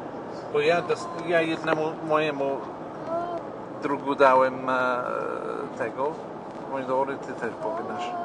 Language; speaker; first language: Polish; non-native, fluent; English